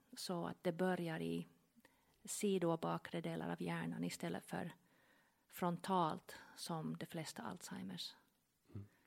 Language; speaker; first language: Swedish; non-native, fluent; English